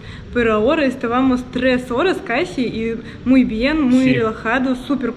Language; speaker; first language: Spanish; non-native, learner; Russian